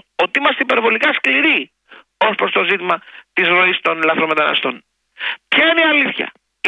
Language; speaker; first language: Greek; native; Greek